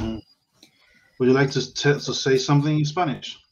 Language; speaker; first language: English; non-native, learner; Spanish